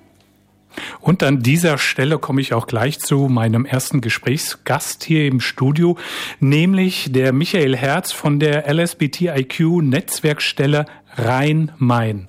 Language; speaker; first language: German; native; German